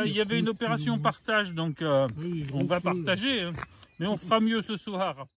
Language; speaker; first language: French; native; French